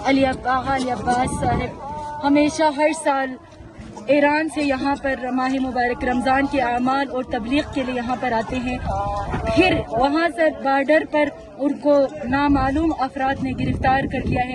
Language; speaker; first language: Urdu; non-native, local second language; Balti